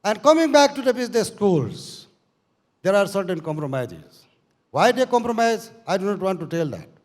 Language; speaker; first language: English; non-native, local second language; Nepali